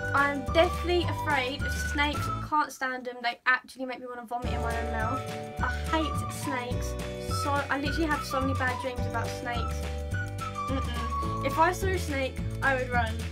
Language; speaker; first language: English; native; English